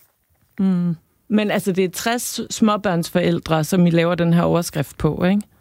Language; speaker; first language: Danish; native; Danish